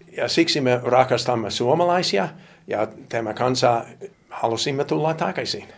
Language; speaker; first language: Finnish; non-native, fluent; English